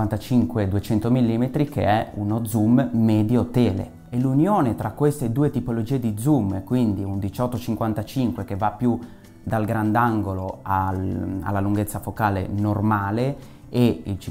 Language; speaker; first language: Italian; native; Italian